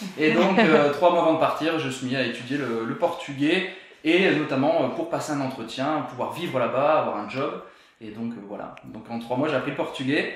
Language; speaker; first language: French; native; French